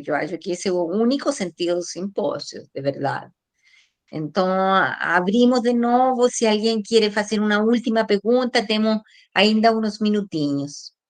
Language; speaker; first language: Portuguese; non-native, fluent; Spanish